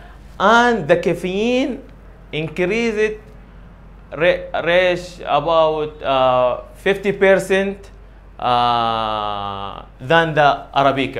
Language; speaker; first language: English; non-native, learner; Arabic